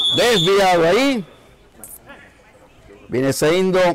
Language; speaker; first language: Spanish; native; Spanish